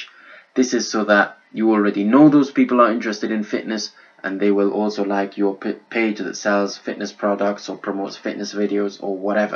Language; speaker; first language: English; native; English